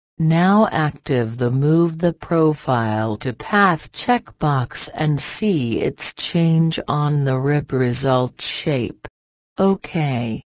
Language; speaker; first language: English; non-native, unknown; Persian